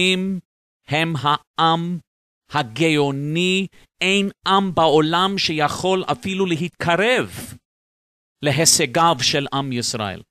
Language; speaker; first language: Hebrew; non-native, fluent; English